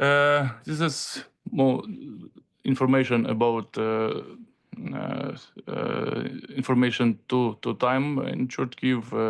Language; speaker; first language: English; non-native, learner; Ukrainian